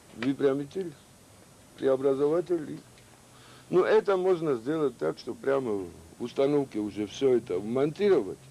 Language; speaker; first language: Russian; non-native, local second language; Georgian